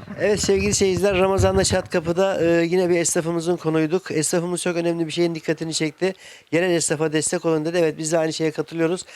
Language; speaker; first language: Turkish; native; Turkish